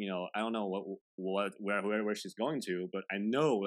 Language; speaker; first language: English; non-native, fluent; Chinese